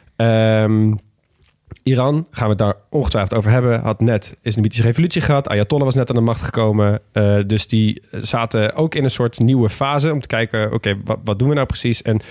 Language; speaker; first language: Dutch; native; Dutch